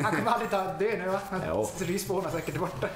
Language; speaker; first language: Swedish; native; Swedish